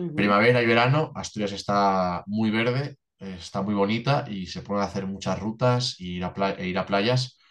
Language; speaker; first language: Spanish; native; Spanish